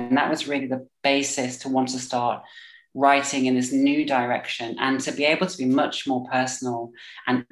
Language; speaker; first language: English; native; English